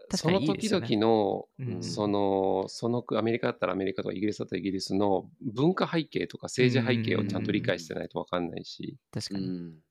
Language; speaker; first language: Japanese; early bilingual, other home language; Turkish